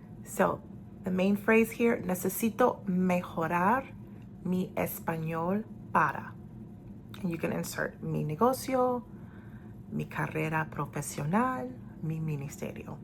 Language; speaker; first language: Spanish; non-native, fluent; English